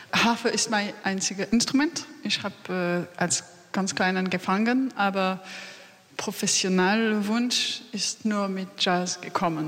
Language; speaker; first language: German; non-native, fluent; French